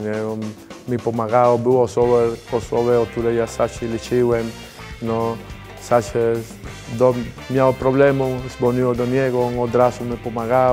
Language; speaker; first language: Polish; non-native, learner; Spanish